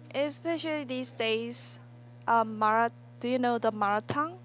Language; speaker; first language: English; non-native, learner; Korean